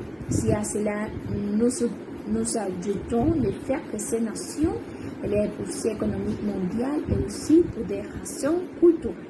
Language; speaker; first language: French; non-native, learner; Spanish